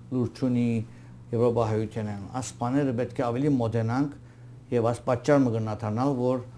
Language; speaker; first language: Armenian; early bilingual, heritage; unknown